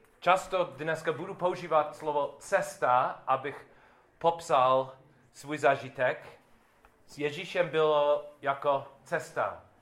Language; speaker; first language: Czech; non-native, learner; English